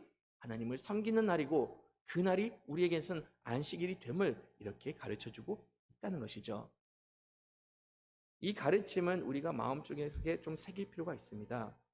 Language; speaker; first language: Korean; native; Korean